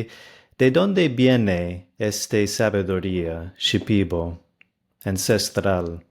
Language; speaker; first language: Spanish; non-native, fluent; English